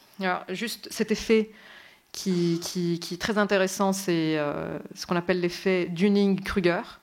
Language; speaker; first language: French; non-native, local second language; Arabic